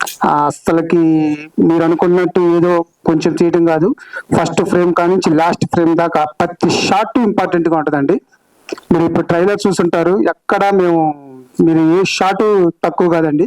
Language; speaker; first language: Telugu; native; Telugu